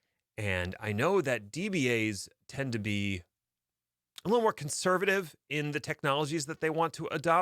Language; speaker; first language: English; native; English